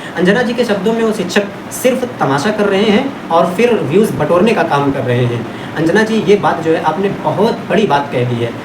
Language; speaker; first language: Hindi; native; Hindi